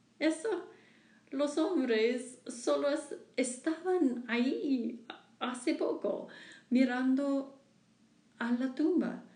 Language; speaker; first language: Spanish; non-native, learner; English